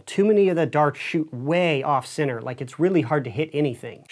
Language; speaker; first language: English; native; English